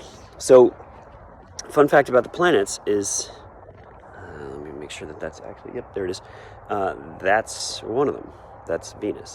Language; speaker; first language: English; native; English